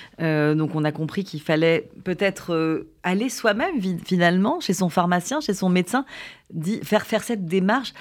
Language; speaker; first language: French; native; French